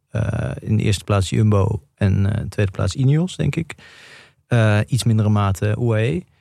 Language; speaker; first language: Dutch; native; Dutch